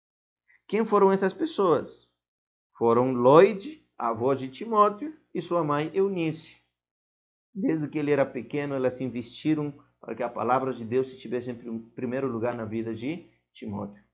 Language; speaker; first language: Portuguese; non-native, fluent; Spanish